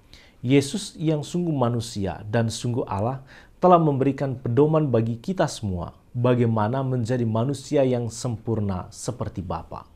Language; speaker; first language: Indonesian; native; Indonesian